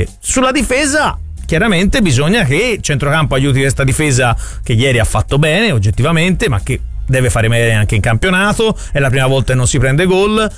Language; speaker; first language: Italian; native; Italian